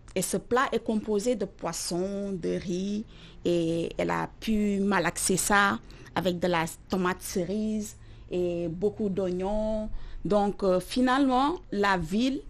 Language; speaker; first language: French; non-native, local second language; Wolof